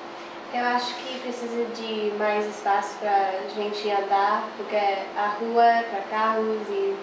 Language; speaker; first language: Portuguese; early bilingual, heritage; English